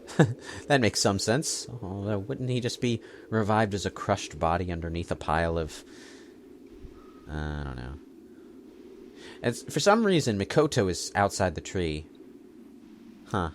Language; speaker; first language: English; native; English